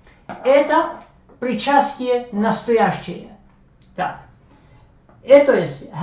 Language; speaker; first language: Russian; non-native, fluent; Slovak